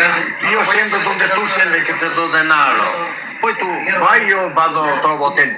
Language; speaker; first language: Italian; non-native, learner; Albanian